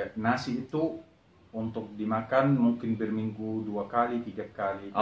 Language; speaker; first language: Indonesian; non-native, fluent; Arabic